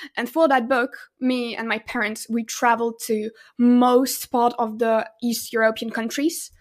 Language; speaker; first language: English; non-native, fluent; Russian